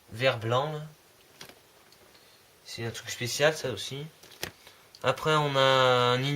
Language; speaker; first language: French; native; French